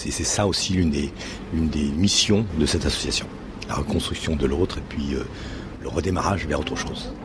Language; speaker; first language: French; native; French